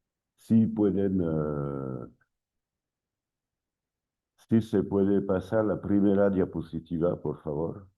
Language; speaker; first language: Spanish; non-native, fluent; French